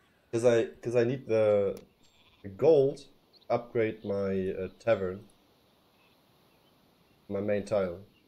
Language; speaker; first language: English; non-native, fluent; German